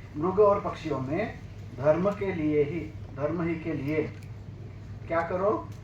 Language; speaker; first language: Hindi; non-native, local second language; Marathi